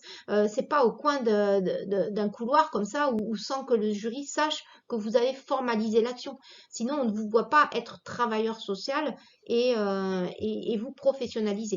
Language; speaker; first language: French; native; French